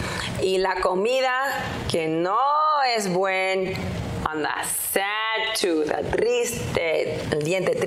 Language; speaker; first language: Spanish; non-native, learner; English